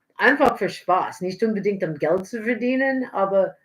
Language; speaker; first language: German; non-native, learner; English